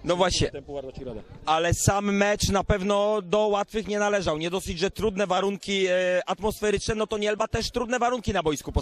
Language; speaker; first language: Polish; native; Polish